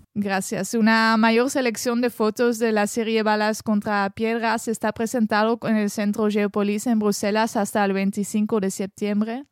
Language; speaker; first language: Spanish; non-native, fluent; French